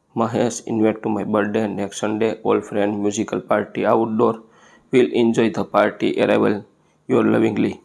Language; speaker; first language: English; non-native, local second language; Gujarati